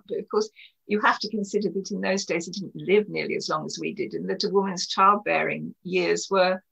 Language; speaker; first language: English; native; English